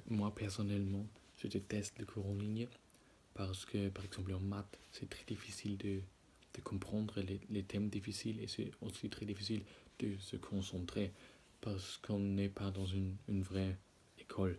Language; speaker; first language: French; non-native, learner; German